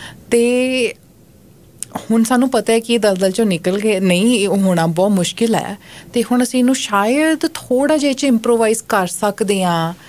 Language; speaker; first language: Punjabi; native; Punjabi